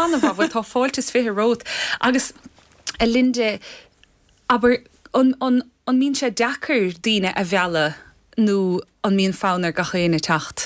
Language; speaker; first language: Irish; native; Irish